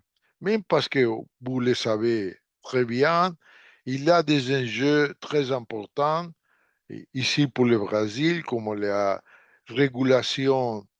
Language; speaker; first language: French; non-native, fluent; Portuguese